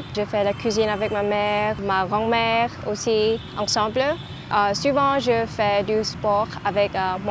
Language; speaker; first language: French; non-native, learner; Vietnamese